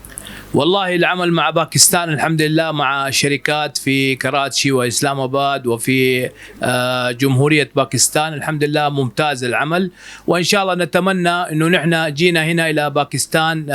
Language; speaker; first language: Arabic; native; Arabic